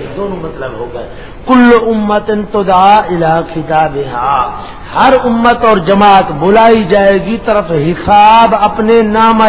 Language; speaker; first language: Urdu; non-native, local second language; Punjabi